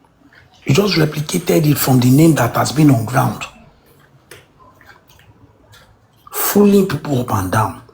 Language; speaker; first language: English; non-native, local second language; Yoruba